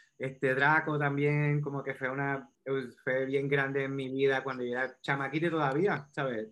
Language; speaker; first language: Spanish; native; Spanish